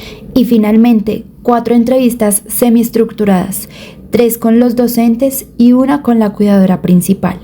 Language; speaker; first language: Spanish; native; Spanish